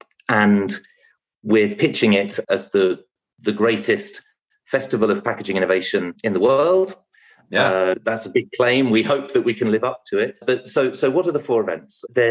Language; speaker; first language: English; native; English